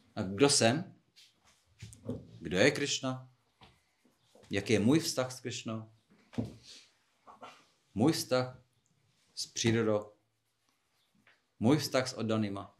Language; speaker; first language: Czech; non-native, fluent; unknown